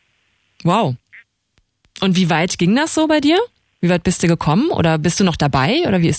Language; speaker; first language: German; native; German